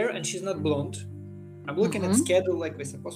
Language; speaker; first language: English; non-native, fluent; Ukrainian